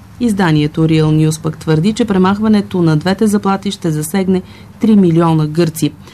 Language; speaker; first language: Bulgarian; native; Bulgarian